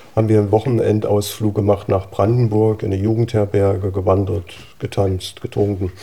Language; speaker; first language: German; native; German